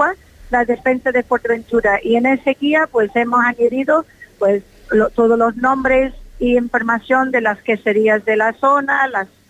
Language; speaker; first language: Spanish; non-native, fluent; English